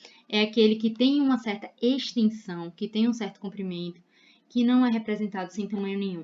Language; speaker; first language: Portuguese; native; Portuguese